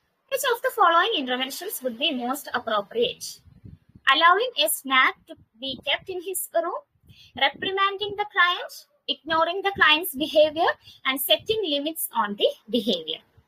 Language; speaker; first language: English; non-native, local second language; Malayalam